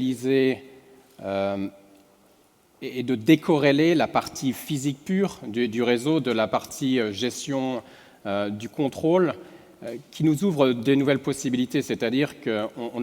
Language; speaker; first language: French; native; French